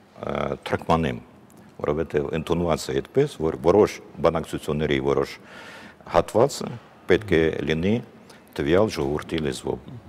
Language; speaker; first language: Armenian; non-native, fluent; Ukrainian